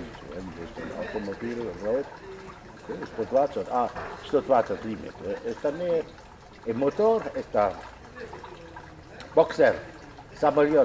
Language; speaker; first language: Russian; non-native, learner; German